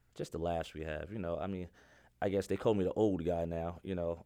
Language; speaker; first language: English; native; English